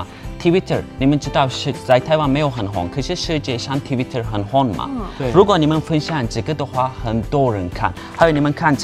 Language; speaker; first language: Chinese; non-native, fluent; Turkish